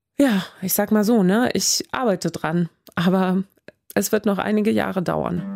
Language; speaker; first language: German; early bilingual, other home language; Swedish